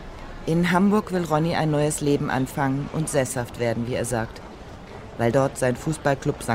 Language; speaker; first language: German; native; German